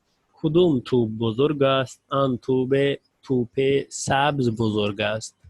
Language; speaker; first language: Persian; non-native, fluent; Urdu